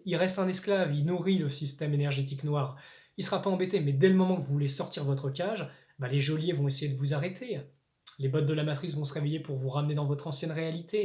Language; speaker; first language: French; native; French